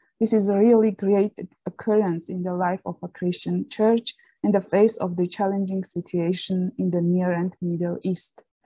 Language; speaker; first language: English; non-native, fluent; Armenian